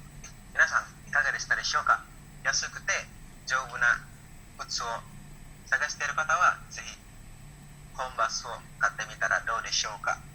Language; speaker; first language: Japanese; non-native, learner; Indonesian